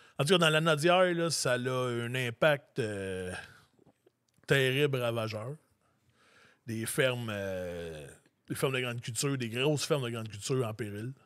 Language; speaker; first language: French; native; French